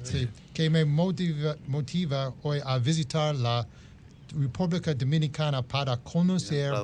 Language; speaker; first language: Spanish; non-native, learner; English